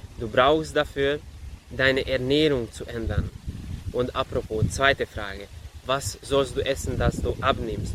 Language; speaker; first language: German; non-native, fluent; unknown